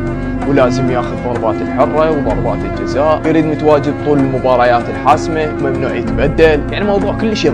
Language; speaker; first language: Arabic; native; Arabic